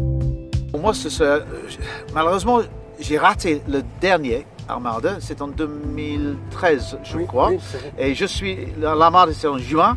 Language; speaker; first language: French; non-native, fluent; English